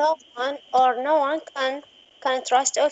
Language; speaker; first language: English; non-native, learner; Arabic